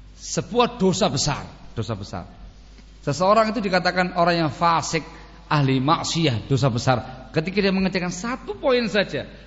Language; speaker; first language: Indonesian; non-native, local second language; Javanese